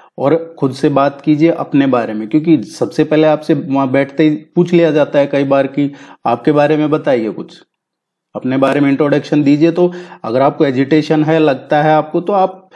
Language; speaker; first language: Hindi; native; Hindi